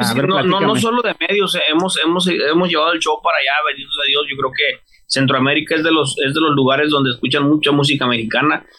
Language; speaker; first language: Spanish; native; Spanish